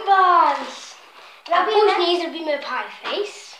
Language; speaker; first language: Polish; early bilingual, heritage; Polish